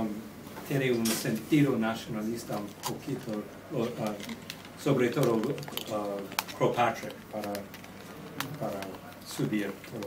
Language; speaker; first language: Spanish; non-native, learner; English